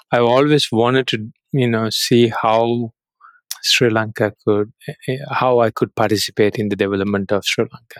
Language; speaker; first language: English; non-native, local second language; Sinhala